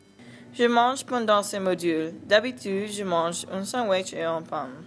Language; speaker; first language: French; non-native, learner; English